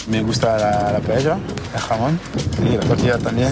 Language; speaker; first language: Spanish; non-native, learner; French